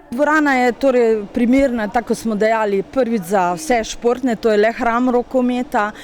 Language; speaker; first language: Slovenian; native; Slovenian